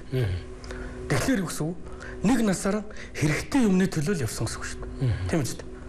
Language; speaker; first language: Mongolian; native; Mongolian